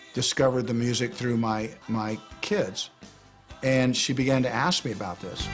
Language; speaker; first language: English; native; English